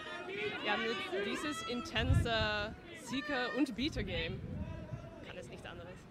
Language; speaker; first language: German; non-native, learner; Dutch